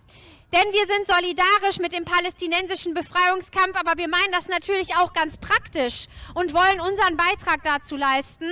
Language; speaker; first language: German; native; German